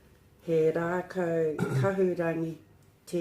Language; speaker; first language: Māori; non-native, learner; English